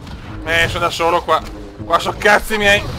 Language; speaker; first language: Italian; native; Italian